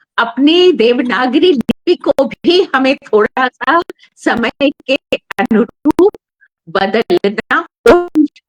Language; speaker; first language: Hindi; native; Hindi